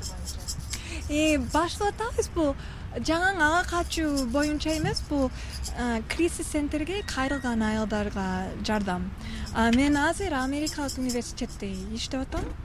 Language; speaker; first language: Kyrgyz; non-native, fluent; English